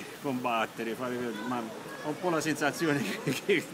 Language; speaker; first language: Italian; native; Italian